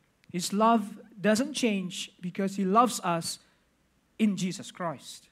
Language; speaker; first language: English; non-native, fluent; Indonesian